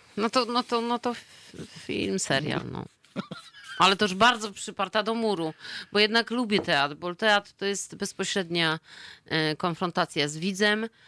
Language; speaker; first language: Polish; native; Polish